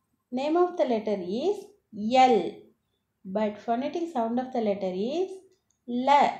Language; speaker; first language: English; non-native, local second language; Tamil